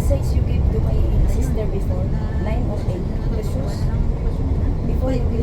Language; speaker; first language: English; non-native, learner; Filipino